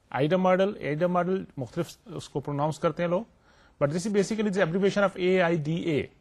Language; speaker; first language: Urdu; native; Urdu